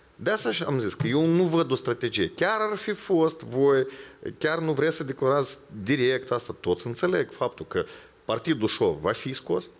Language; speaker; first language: Romanian; non-native, local second language; Ukrainian